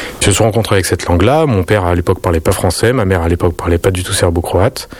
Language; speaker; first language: French; native; French